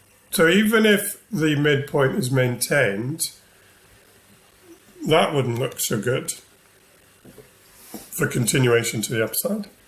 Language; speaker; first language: English; native; English